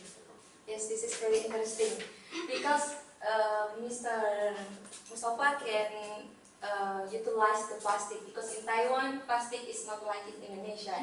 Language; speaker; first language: English; non-native, learner; Indonesian